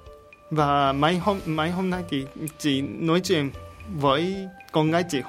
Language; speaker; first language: Vietnamese; non-native, learner; Japanese